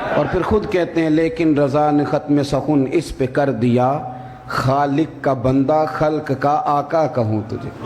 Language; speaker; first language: Urdu; non-native, local second language; Punjabi